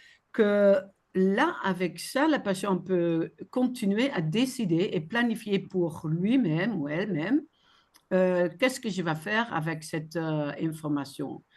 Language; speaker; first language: French; non-native, fluent; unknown